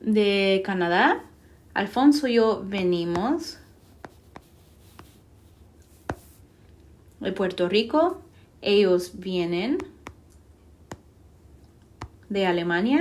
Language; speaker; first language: Spanish; non-native, fluent; English